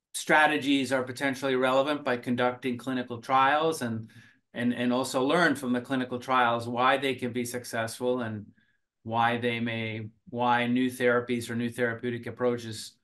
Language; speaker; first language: English; early bilingual, other home language; Finnish